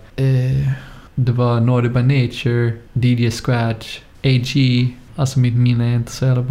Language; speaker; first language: Swedish; native; Swedish